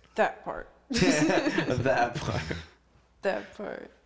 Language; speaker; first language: English; native; English